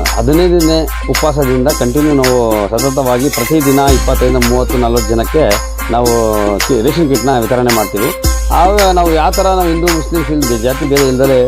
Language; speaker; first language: Kannada; non-native, local second language; Urdu